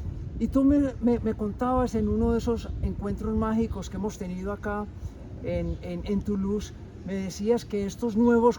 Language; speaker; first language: Spanish; native; Spanish